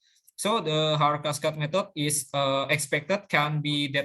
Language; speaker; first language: English; non-native, learner; Indonesian